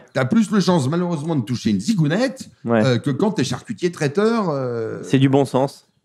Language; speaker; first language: French; native; French